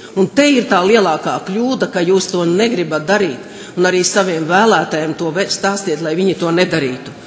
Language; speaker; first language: Latvian; native; Latvian